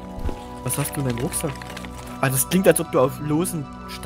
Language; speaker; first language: German; native; German